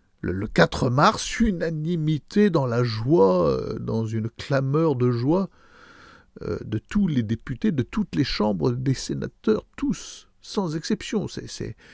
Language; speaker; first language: French; native; French